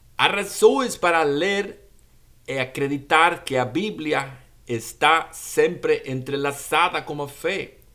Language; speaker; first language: Portuguese; non-native, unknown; Spanish